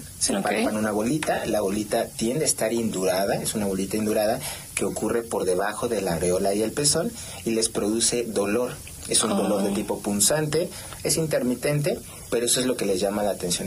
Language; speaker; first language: Spanish; native; Spanish